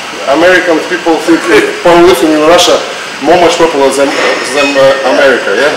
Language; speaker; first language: English; non-native, learner; Russian